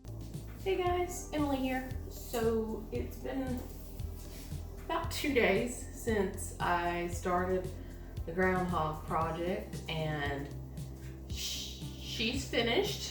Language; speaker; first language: English; native; English